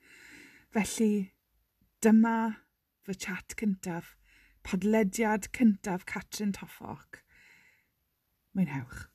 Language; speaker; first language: Welsh; non-native, local second language; English